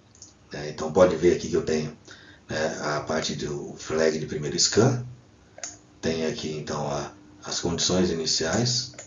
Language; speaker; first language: Portuguese; native; Portuguese